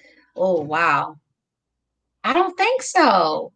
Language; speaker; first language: English; native; English